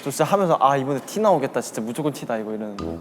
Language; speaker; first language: Korean; native; Korean